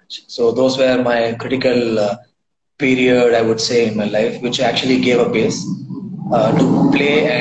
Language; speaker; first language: English; non-native, local second language; Tamil